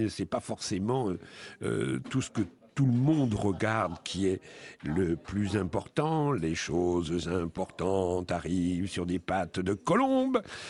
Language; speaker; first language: French; native; French